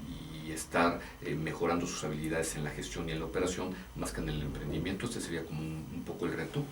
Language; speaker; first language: Spanish; native; Spanish